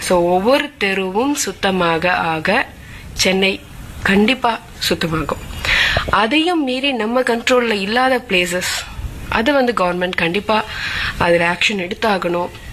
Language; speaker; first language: Tamil; non-native, local second language; Malayalam